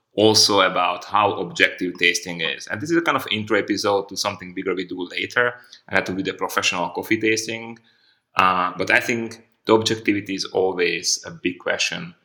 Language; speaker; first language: English; non-native, fluent; Hungarian